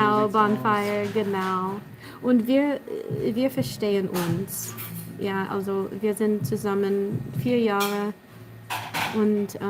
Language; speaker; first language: German; non-native, learner; English